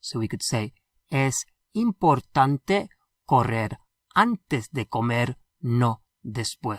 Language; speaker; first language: Spanish; non-native, fluent; English